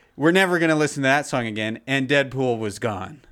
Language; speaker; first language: English; native; English